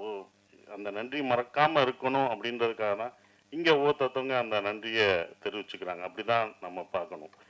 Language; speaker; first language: Tamil; native; Tamil